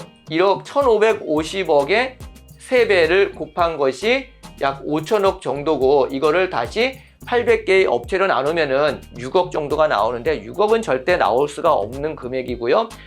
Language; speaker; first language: Korean; native; Korean